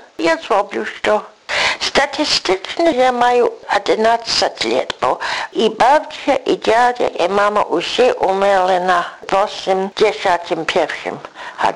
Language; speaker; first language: Ukrainian; early bilingual, heritage; English